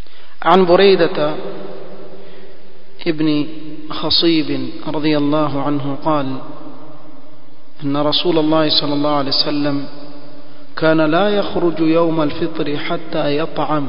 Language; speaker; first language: Arabic; non-native, fluent; Swahili